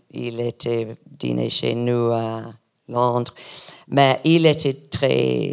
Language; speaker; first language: French; non-native, learner; English